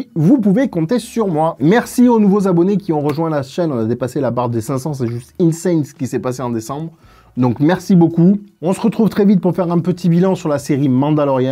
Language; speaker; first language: French; native; French